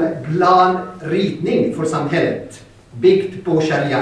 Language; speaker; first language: Swedish; non-native, fluent; Arabic